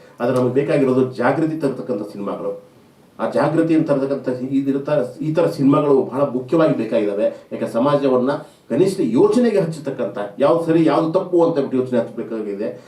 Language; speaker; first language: Kannada; native; Kannada